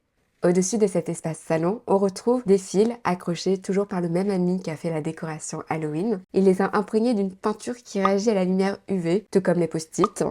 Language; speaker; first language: French; native; French